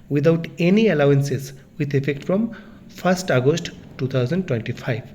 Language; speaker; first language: English; non-native, local second language; Bangla